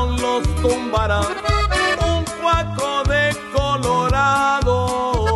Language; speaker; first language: Spanish; native; Spanish